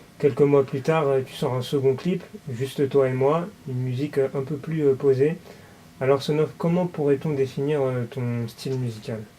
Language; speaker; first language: French; native; French